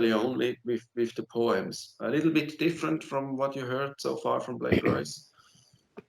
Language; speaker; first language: English; non-native, fluent; German